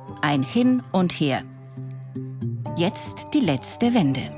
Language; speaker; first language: German; native; German